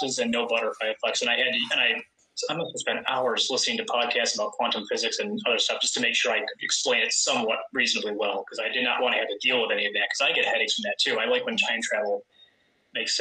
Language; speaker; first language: English; native; English